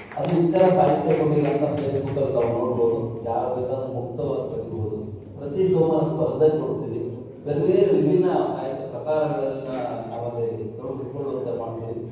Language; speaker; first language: Kannada; native; Kannada